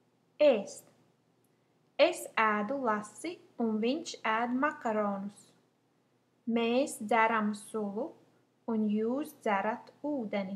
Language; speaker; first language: Latvian; native; Latvian